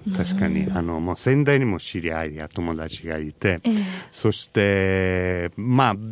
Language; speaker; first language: Japanese; non-native, fluent; Italian